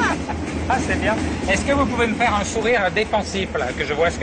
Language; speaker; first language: French; native; French